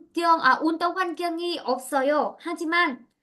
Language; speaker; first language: Korean; non-native, learner; Vietnamese